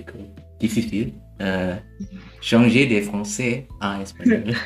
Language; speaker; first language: French; non-native, learner; German